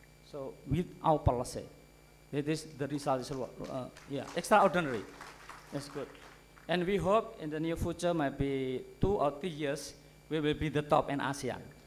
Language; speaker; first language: English; non-native, fluent; Indonesian